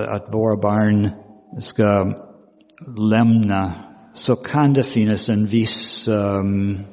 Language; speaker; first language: Swedish; non-native, fluent; English